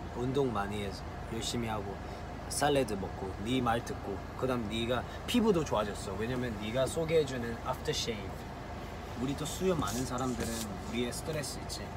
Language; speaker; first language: Korean; non-native, fluent; Cantonese